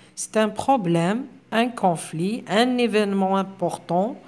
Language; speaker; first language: French; non-native, local second language; Arabic